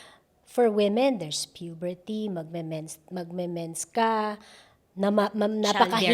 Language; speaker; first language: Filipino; native; Filipino